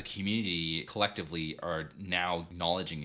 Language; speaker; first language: English; early bilingual, other home language; Vietnamese